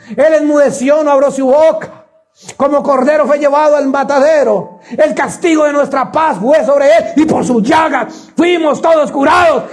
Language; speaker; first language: Spanish; native; Spanish